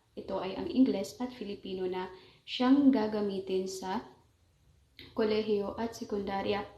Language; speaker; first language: Filipino; non-native, local second language; Maranao